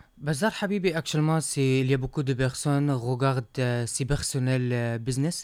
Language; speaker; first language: French; non-native, learner; Arabic